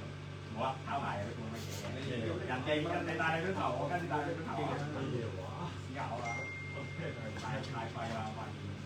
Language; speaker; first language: Cantonese; native; Cantonese